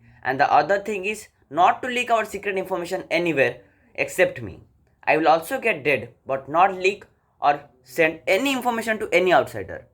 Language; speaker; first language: English; non-native, learner; Odia